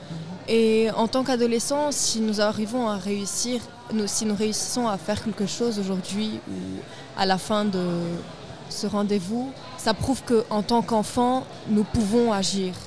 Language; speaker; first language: French; non-native, local second language; Arabic